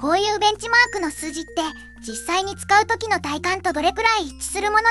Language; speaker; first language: Japanese; native; Japanese